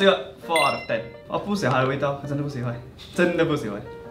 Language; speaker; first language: Chinese; non-native, local second language; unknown